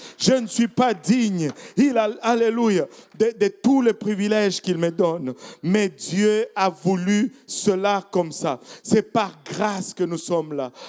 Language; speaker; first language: French; non-native, local second language; Swahili